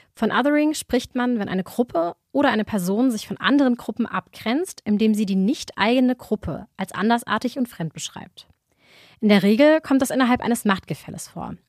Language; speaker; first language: German; native; German